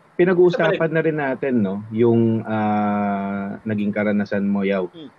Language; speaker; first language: Filipino; native; Filipino